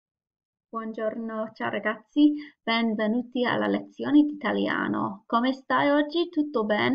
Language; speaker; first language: Italian; non-native, fluent; English